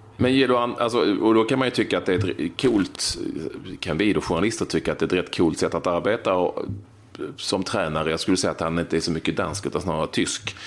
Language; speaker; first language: Swedish; native; Swedish